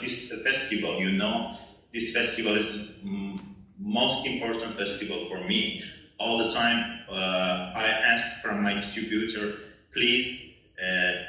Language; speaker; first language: English; non-native, learner; Persian